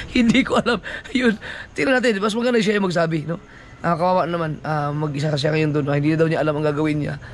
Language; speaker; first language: Filipino; non-native, local second language; Cebuano